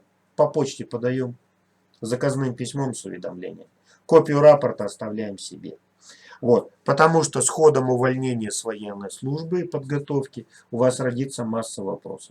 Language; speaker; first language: Russian; native; Russian